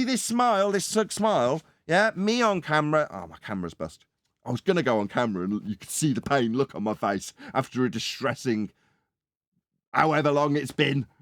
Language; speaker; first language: English; native; English